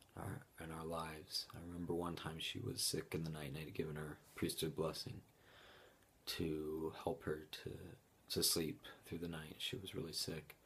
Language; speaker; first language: English; native; English